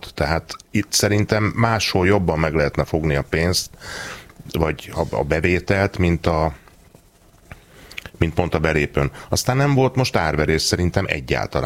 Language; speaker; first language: Hungarian; native; Hungarian